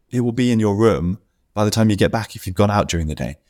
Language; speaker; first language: English; native; English